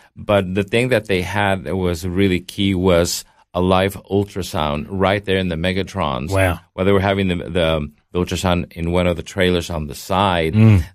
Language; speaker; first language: English; early bilingual, heritage; Spanish